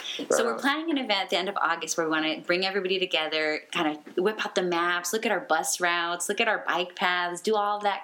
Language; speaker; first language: English; native; English